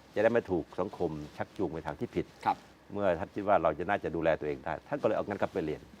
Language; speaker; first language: Thai; native; Thai